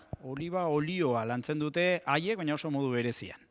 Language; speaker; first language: Basque; native; Basque